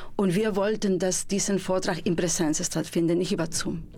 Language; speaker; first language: German; non-native, fluent; Spanish